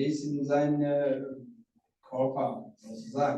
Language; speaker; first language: German; non-native, learner; Rundi